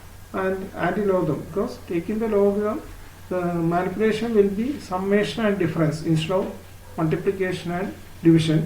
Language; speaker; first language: English; non-native, local second language; Malayalam